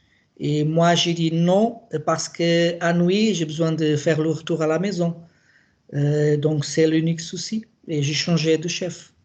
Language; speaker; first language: French; non-native, learner; Portuguese